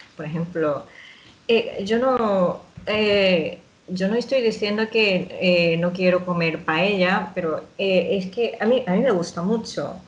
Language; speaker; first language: Spanish; non-native, fluent; Japanese